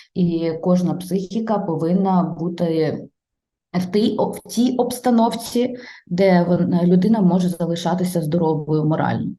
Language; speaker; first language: Ukrainian; non-native, local second language; Russian